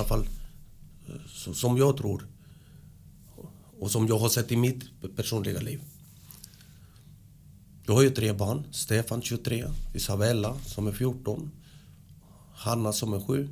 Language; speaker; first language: Swedish; early bilingual, other home language; Spanish